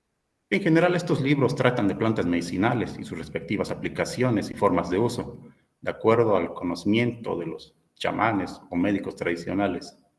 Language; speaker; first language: Spanish; native; Spanish